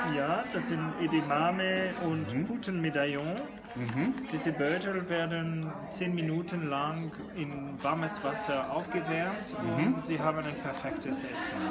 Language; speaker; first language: German; non-native, fluent; French